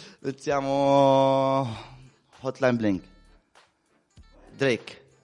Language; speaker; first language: Italian; non-native, fluent; Arabic